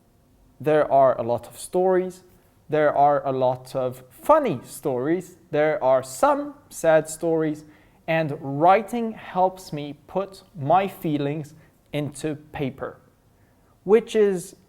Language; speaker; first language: English; non-native, fluent; Russian